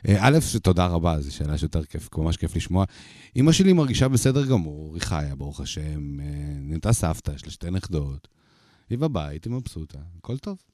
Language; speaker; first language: Hebrew; early bilingual, other home language; Russian